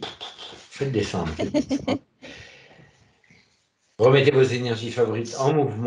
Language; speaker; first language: French; native; French